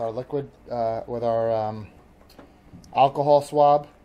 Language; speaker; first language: English; native; English